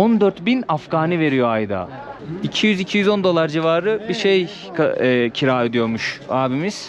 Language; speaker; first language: Turkish; native; Turkish